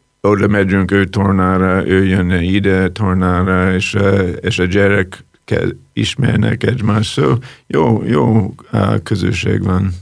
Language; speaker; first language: Hungarian; non-native, learner; English